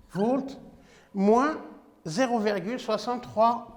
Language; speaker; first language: French; non-native, local second language; Arabic